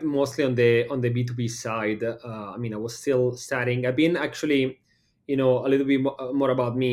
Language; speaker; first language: English; non-native, fluent; Italian